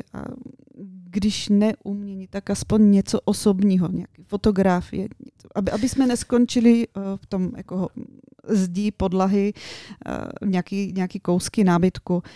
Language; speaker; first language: Czech; non-native, fluent; Bulgarian